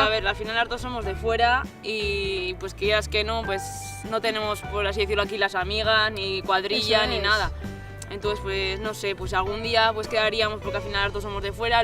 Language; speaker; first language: Spanish; native; Spanish